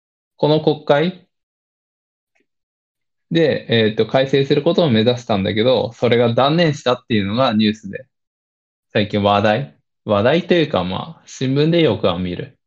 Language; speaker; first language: Japanese; early bilingual, other home language; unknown